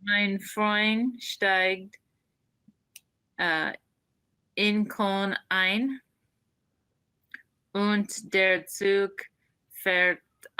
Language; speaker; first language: German; non-native, learner; English